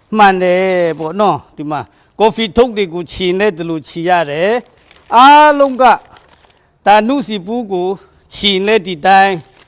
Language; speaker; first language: Burmese; non-native, local second language; Kachin